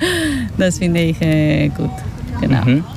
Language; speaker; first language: German; non-native, fluent; Spanish